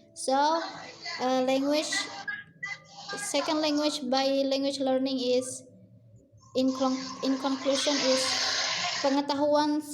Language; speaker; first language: English; non-native, learner; Indonesian